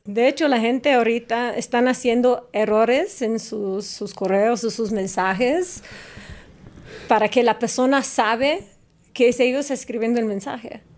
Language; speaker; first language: Spanish; non-native, fluent; English